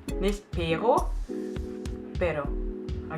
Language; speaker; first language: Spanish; non-native, fluent; German